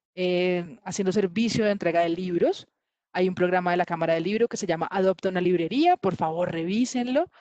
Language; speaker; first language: Spanish; native; Spanish